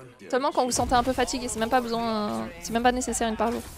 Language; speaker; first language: French; native; French